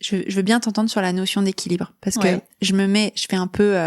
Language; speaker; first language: French; native; French